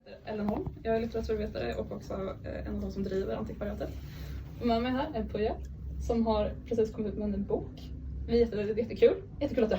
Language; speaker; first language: Swedish; native; Swedish